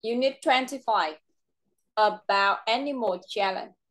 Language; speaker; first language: English; non-native, fluent; Vietnamese